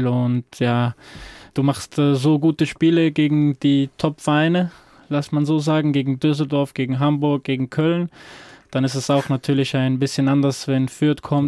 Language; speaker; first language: German; non-native, fluent; Croatian